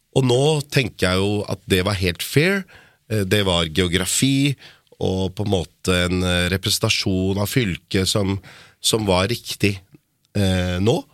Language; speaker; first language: Norwegian; early bilingual, other home language; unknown